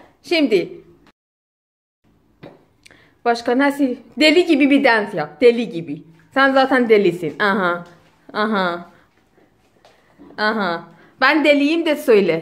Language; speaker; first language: Turkish; non-native, learner; Azerbaijani